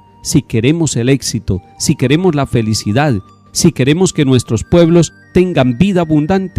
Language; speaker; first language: Spanish; native; Spanish